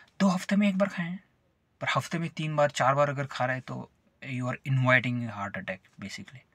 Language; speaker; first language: Hindi; non-native, local second language; Marathi